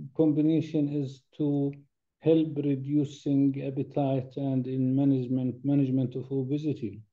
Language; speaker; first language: English; non-native, fluent; Arabic